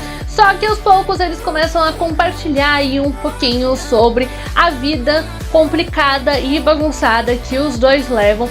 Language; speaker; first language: Portuguese; native; Portuguese